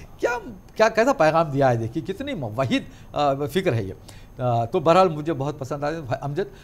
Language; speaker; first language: Urdu; native; Urdu